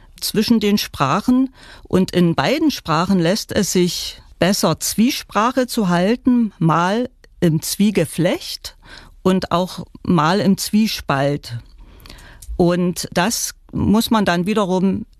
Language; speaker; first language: German; non-native, local second language; Upper Sorbian